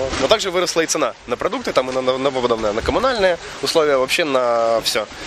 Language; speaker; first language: Russian; native; Russian